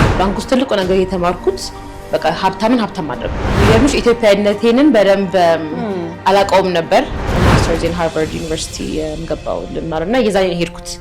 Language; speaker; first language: Amharic; early bilingual, heritage; Amharic